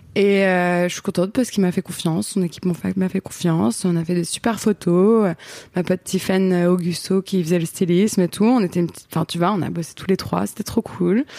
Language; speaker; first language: French; native; French